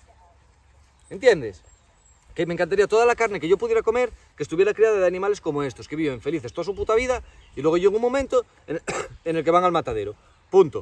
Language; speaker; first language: Spanish; native; Spanish